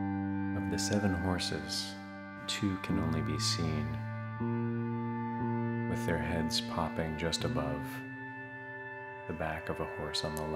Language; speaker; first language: English; native; English